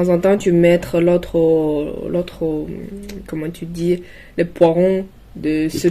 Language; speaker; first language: French; non-native, learner; Chinese